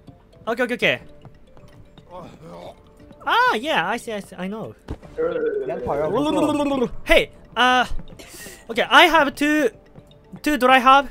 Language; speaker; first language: English; non-native, learner; Japanese